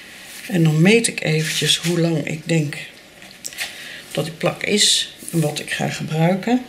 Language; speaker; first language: Dutch; native; Dutch